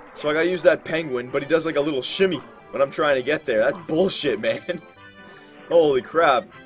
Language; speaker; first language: English; native; English